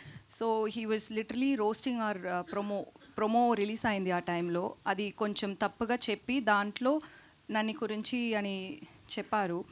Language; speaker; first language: Telugu; non-native, learner; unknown